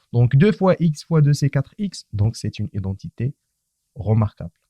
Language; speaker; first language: French; non-native, local second language; Arabic